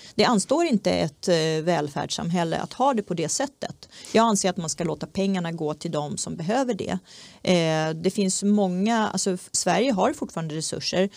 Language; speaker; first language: Swedish; early bilingual, other home language; Czech